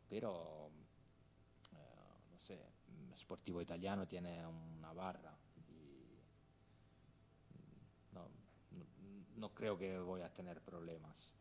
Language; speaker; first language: Spanish; non-native, fluent; Italian